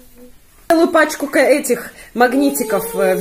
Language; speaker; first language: Russian; native; Russian